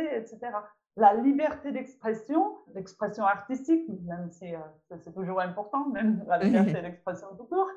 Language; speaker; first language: French; non-native, fluent; Czech